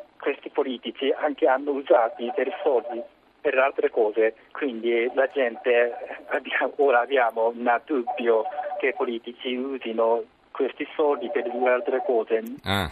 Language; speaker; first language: Italian; non-native, learner; Japanese